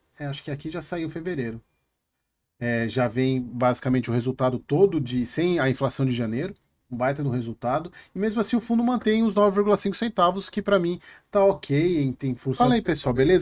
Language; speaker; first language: Portuguese; native; Portuguese